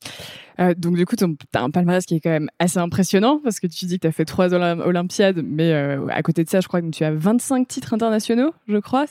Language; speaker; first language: French; native; French